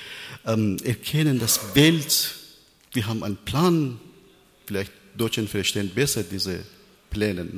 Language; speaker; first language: German; non-native, learner; Persian